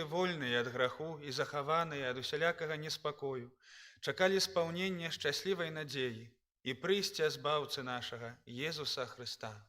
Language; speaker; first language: Belarusian; native; Belarusian